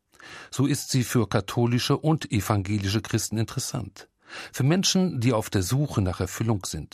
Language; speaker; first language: German; native; German